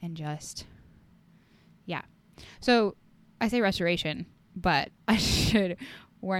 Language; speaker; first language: English; native; English